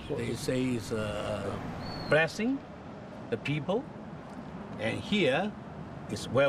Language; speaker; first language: English; non-native, local second language; Cantonese